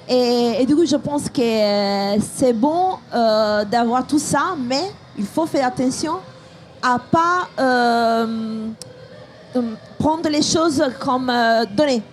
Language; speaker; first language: French; non-native, fluent; Italian